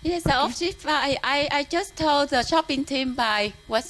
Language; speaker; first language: English; non-native, learner; Vietnamese